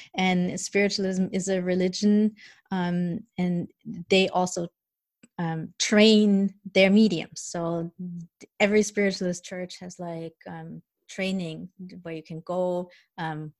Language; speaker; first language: English; early bilingual, other home language; German